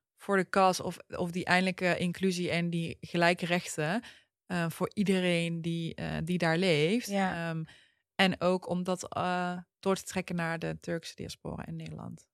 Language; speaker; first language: Dutch; early bilingual, other home language; Turkish